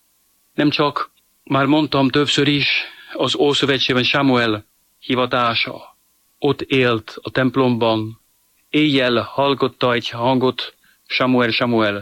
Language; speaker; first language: Hungarian; non-native, fluent; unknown